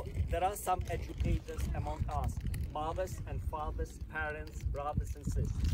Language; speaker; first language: English; non-native, fluent; Ukrainian